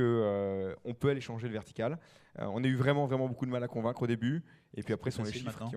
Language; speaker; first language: French; native; French